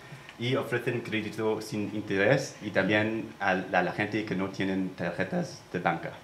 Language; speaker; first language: Spanish; non-native, fluent; English